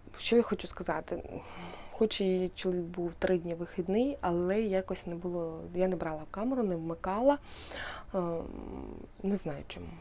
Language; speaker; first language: Ukrainian; non-native, local second language; Russian